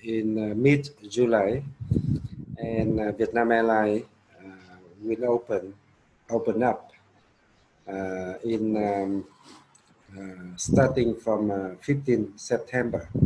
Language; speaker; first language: English; non-native, learner; Vietnamese